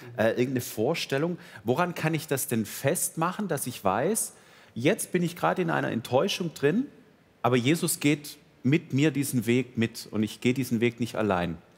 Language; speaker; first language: German; native; German